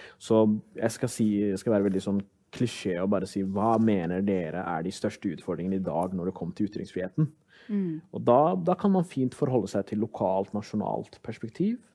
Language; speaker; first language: Norwegian; early bilingual, other home language; Somali